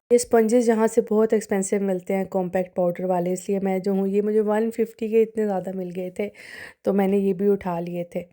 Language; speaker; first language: Urdu; non-native, local second language; Punjabi